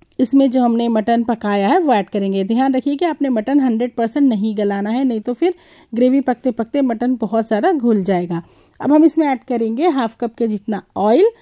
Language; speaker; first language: Hindi; native; Hindi